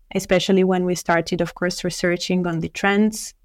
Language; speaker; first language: English; non-native, fluent; Italian